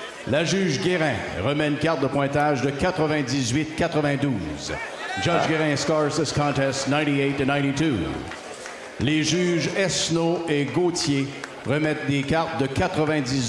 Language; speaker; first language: French; native; French